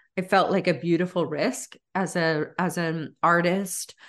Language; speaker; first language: English; native; English